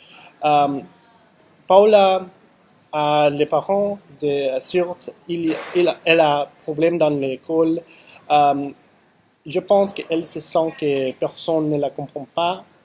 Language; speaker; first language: French; non-native, learner; English